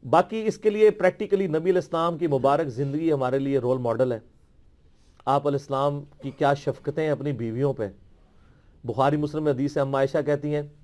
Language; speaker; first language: Urdu; non-native, local second language; Punjabi